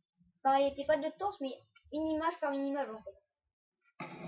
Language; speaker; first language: French; native; French